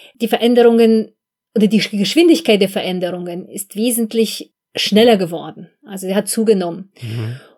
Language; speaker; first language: German; non-native, fluent; Russian